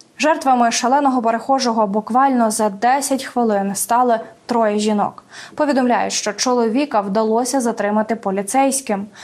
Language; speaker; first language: Ukrainian; native; Ukrainian